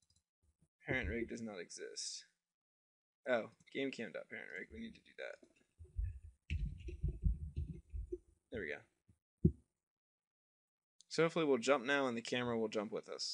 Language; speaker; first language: English; native; English